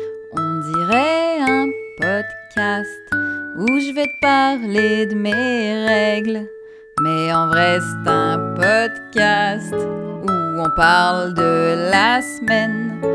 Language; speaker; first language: French; native; French